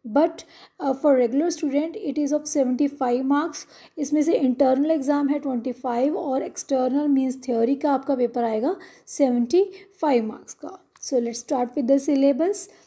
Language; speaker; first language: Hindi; non-native, local second language; Punjabi